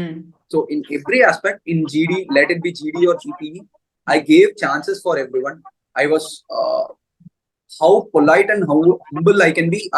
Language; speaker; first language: English; non-native, local second language; Hindi